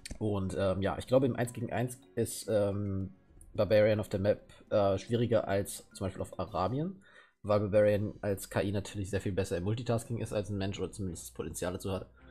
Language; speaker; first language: German; native; German